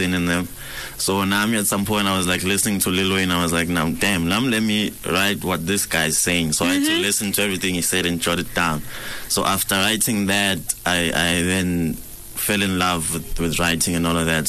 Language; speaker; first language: English; non-native, local second language; Swati